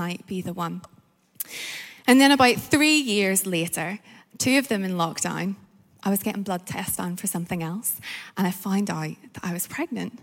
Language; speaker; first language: English; native; English